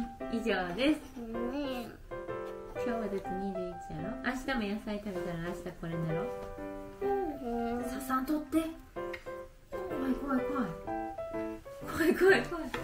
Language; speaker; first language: Japanese; native; Japanese